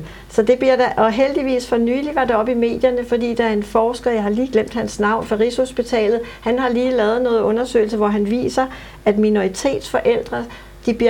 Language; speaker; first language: Danish; native; Danish